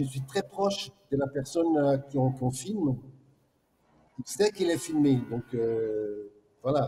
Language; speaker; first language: French; non-native, fluent; Portuguese